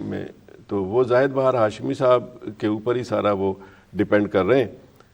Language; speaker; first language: Urdu; non-native, local second language; Punjabi